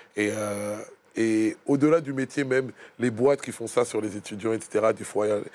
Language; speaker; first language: French; native; French